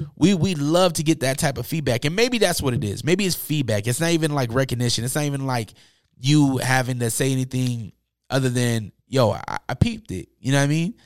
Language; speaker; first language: English; native; English